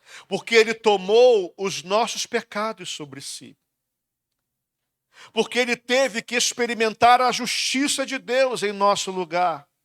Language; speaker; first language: Portuguese; native; Portuguese